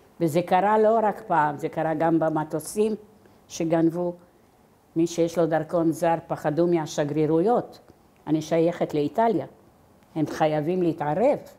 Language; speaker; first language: Hebrew; non-native, fluent; Arabic